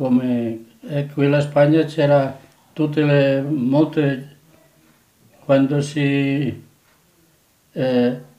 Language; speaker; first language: Italian; non-native, learner; Catalan